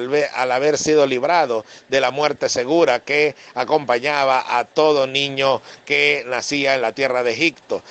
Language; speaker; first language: Spanish; native; Spanish